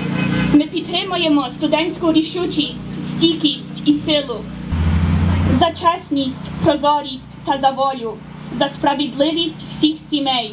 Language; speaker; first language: Ukrainian; early bilingual, heritage; Ukrainian